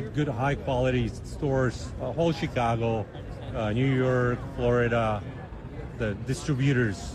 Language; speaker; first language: English; non-native, fluent; Polish